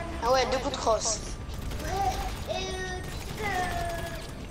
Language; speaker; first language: French; native; French